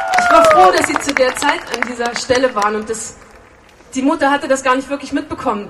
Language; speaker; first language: German; native; German